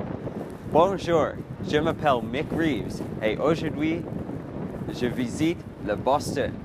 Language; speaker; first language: French; non-native, learner; English